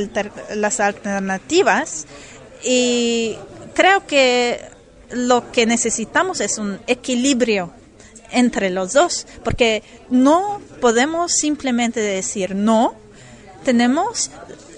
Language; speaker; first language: Spanish; non-native, fluent; German